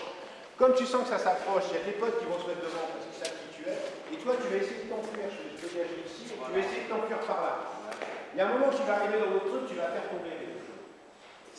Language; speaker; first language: French; native; French